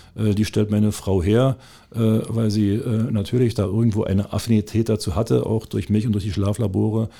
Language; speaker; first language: German; native; German